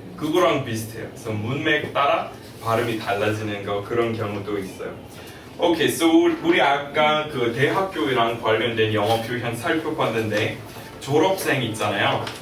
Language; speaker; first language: Korean; non-native, fluent; English